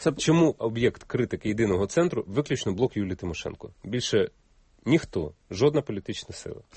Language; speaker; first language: Ukrainian; native; Ukrainian